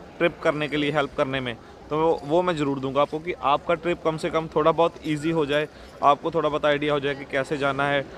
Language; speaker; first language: Hindi; non-native, local second language; Punjabi